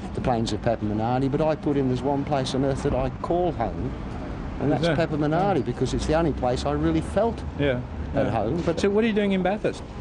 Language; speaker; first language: English; native; English